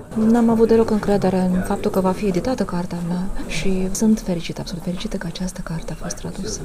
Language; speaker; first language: Romanian; non-native, fluent; Russian